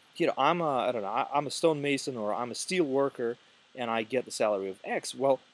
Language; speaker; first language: English; non-native, fluent; Russian